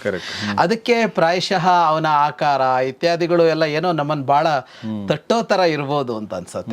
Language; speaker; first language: Kannada; native; Kannada